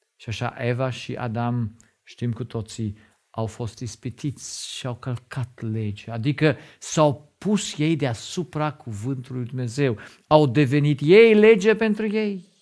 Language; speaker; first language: Romanian; non-native, fluent; German